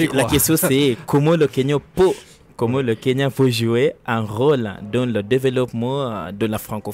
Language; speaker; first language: French; non-native, learner; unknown